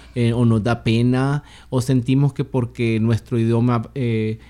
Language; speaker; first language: Spanish; native; Spanish